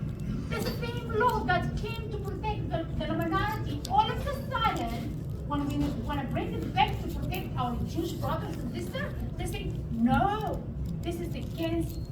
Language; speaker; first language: English; non-native, local second language; Hebrew